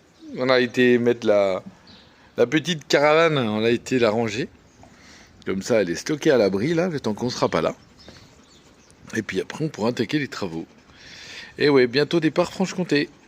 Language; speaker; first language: French; native; French